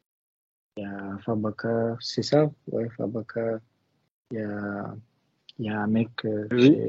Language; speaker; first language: French; non-native, learner; Russian